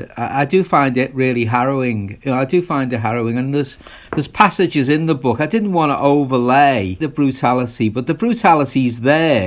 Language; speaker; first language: English; native; English